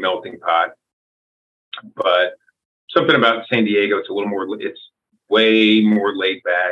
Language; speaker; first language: English; native; English